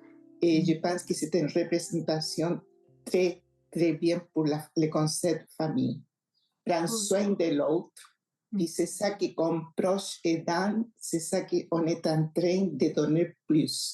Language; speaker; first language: French; non-native, fluent; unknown